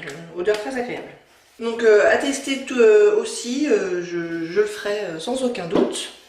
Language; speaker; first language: French; native; French